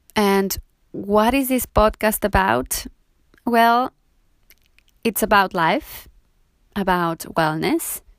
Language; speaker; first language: English; non-native, fluent; Spanish